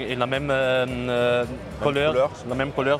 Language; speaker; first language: French; non-native, learner; German